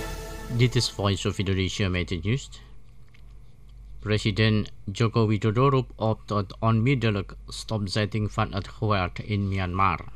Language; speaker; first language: Dutch; non-native, fluent; Indonesian